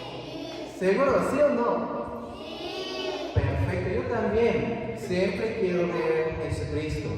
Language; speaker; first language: Spanish; non-native, learner; Korean